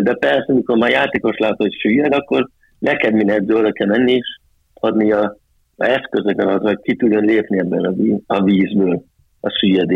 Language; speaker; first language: Hungarian; early bilingual, heritage; Hungarian